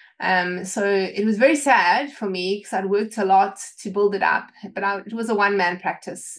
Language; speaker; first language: English; native; English